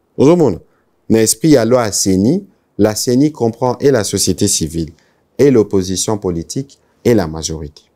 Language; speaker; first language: French; non-native, local second language; Lingala